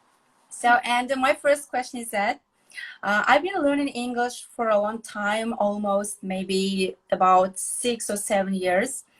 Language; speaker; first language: English; non-native, fluent; Kazakh